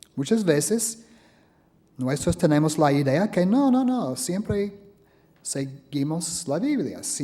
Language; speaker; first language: Spanish; non-native, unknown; English